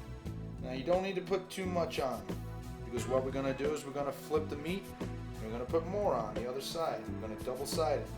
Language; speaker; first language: English; native; English